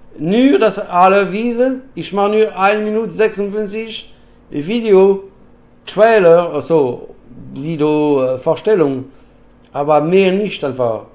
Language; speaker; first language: German; non-native, learner; French